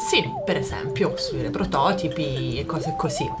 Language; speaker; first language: Italian; native; Italian